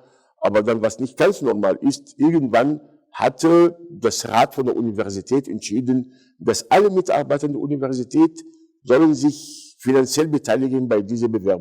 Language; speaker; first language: German; non-native, fluent; Arabic